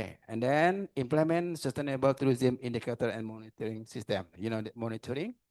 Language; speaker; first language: English; non-native, learner; Indonesian